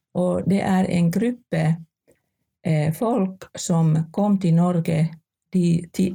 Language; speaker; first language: Norwegian; non-native, fluent; Finnish